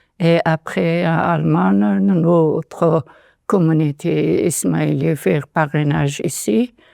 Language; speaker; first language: French; non-native, learner; Persian